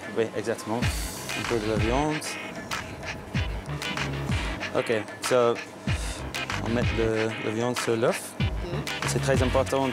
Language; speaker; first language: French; non-native, learner; English